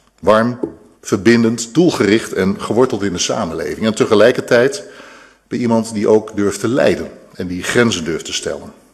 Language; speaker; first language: Dutch; native; Dutch